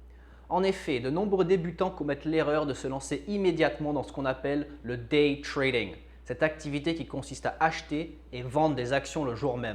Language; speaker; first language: French; native; French